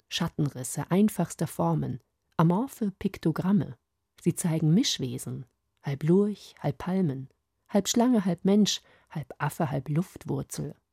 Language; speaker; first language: German; native; German